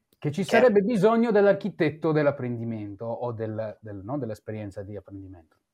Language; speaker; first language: Italian; non-native, fluent; Hebrew